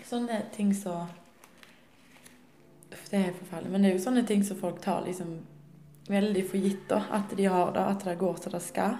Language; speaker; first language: Norwegian; native; Norwegian